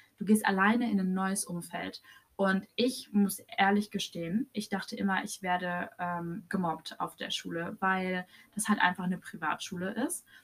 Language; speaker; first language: German; early bilingual, other home language; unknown